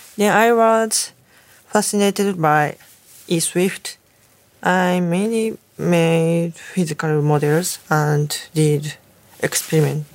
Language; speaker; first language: English; non-native, learner; Japanese